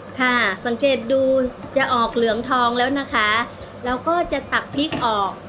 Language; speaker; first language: Thai; native; Thai